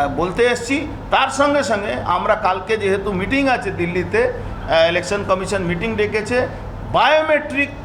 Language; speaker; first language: Bangla; non-native, local second language; Hindi